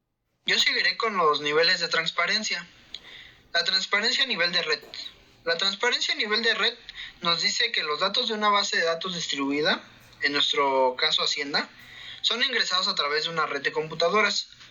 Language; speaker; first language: Spanish; native; Spanish